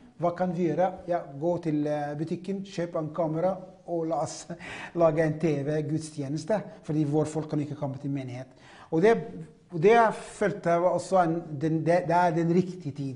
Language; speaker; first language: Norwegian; non-native, fluent; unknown